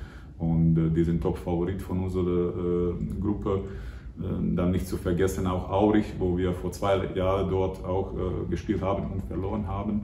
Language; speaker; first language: German; non-native, fluent; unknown